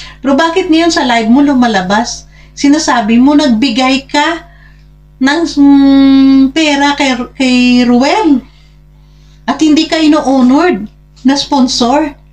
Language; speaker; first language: Filipino; non-native, local second language; Hiligaynon